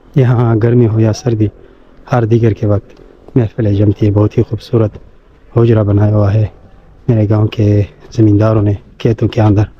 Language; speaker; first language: Urdu; non-native, local second language; Pashto